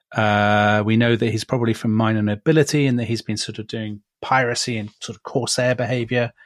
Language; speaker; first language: English; native; English